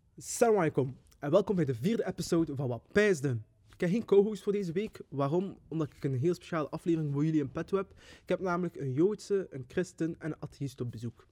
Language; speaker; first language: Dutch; early bilingual, other home language; Arabic